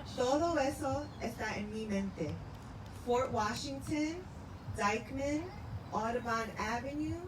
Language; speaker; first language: Spanish; early bilingual, heritage; Spanish